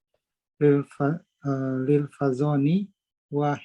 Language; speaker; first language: Arabic; non-native, learner; Indonesian